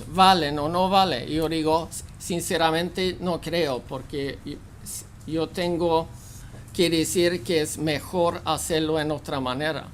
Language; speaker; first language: Spanish; non-native, fluent; Swedish